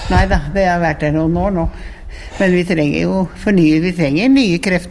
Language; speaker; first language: Norwegian; native; Norwegian